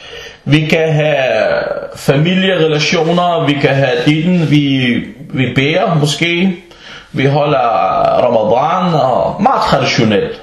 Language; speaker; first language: Danish; non-native, local second language; Arabic